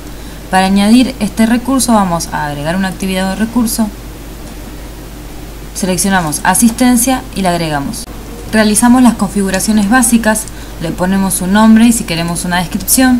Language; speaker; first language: Spanish; native; Spanish